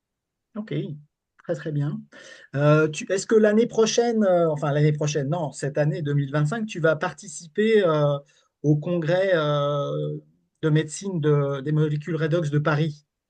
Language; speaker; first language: French; native; French